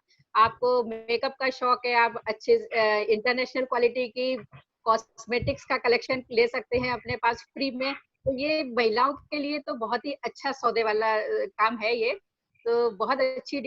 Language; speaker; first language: Hindi; native; Hindi